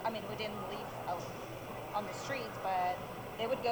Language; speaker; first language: English; non-native, fluent; Ukrainian